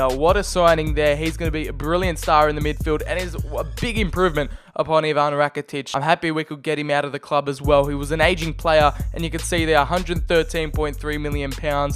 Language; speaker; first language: English; native; English